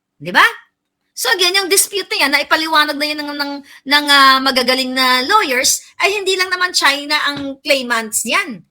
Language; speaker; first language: Filipino; non-native, local second language; Cebuano